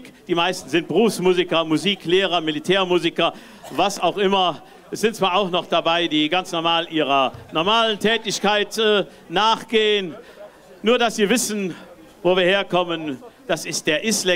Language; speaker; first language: German; native; German